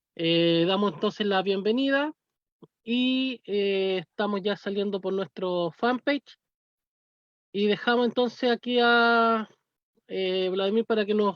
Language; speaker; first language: Spanish; native; Spanish